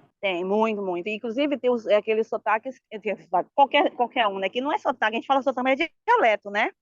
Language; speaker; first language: Portuguese; native; Portuguese